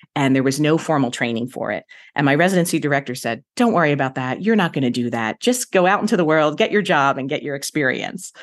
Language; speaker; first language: English; native; English